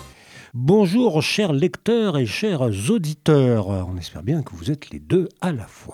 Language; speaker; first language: French; native; French